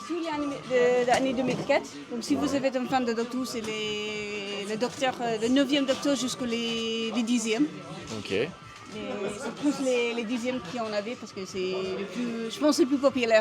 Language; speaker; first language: French; non-native, learner; English